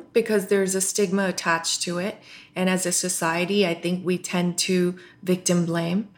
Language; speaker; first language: English; non-native, local second language; Urdu